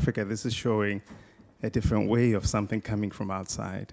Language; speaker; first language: English; non-native, local second language; Tswana